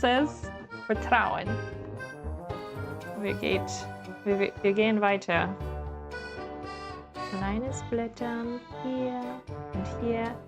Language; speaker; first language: German; non-native, learner; English